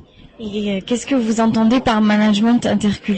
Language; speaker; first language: French; native; French